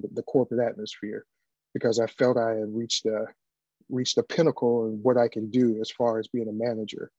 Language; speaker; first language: English; native; English